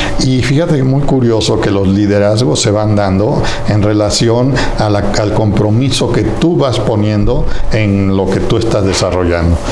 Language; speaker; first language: Spanish; native; Spanish